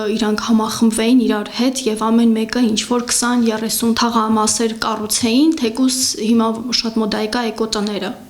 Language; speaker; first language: Armenian; native; Armenian